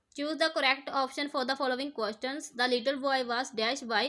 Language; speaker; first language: English; non-native, local second language; Punjabi